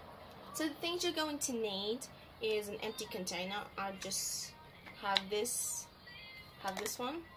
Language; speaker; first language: English; native; English